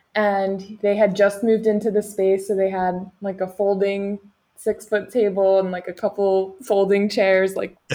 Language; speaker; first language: English; native; English